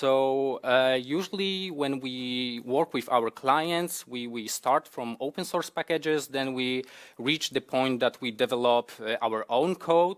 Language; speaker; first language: English; non-native, fluent; Polish